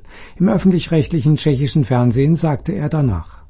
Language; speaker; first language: German; native; German